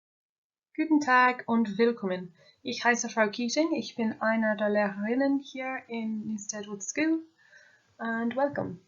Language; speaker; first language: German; non-native, fluent; English